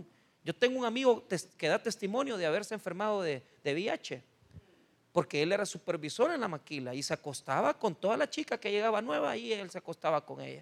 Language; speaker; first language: Spanish; native; Spanish